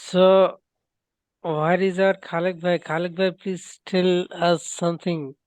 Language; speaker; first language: English; non-native, learner; Bangla